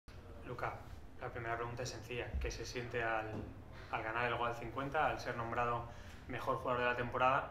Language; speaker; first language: Spanish; native; Spanish